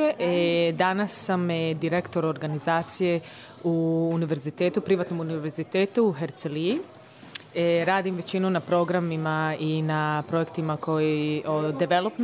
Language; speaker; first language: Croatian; early bilingual, other home language; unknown